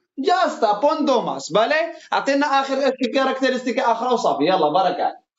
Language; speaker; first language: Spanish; non-native, fluent; Arabic